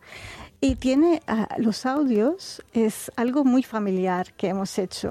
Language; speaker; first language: Spanish; non-native, fluent; Arabic